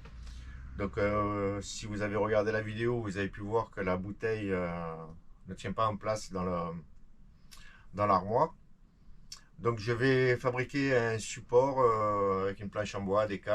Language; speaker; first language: French; native; French